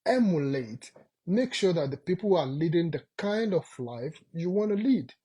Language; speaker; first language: English; non-native, local second language; Yoruba